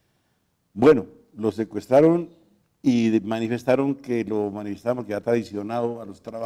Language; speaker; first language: Spanish; native; Spanish